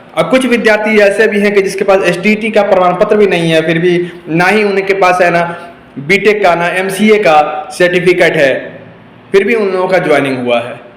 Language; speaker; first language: Hindi; native; Hindi